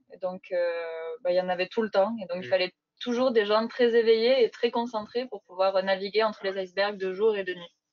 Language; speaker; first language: French; native; French